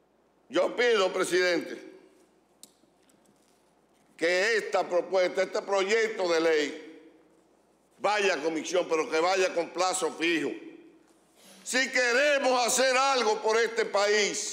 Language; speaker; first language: Spanish; native; Spanish